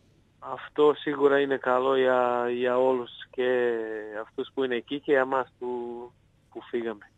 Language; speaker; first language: Greek; non-native, fluent; Serbian